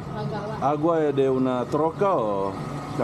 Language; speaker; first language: Spanish; non-native, learner; English